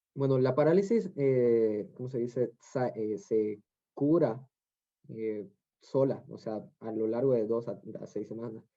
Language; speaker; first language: Spanish; native; Spanish